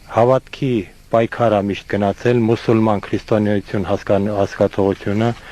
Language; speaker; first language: Armenian; non-native, fluent; Estonian